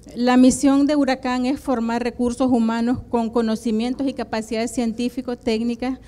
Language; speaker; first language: Spanish; native; Spanish